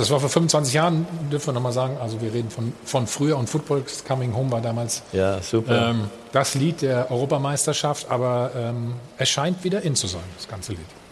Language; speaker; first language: German; native; German